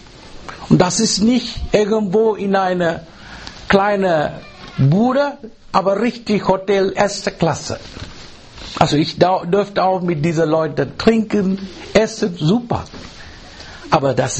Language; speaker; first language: German; non-native, learner; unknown